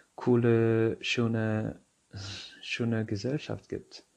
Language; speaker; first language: German; non-native, fluent; Arabic